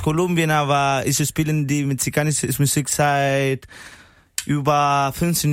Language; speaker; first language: German; non-native, learner; Spanish